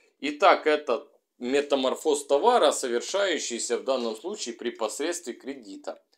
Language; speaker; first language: Russian; native; Russian